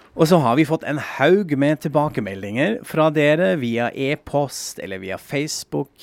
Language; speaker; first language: Norwegian; non-native, fluent; German